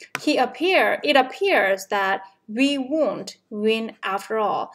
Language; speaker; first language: English; non-native, fluent; Korean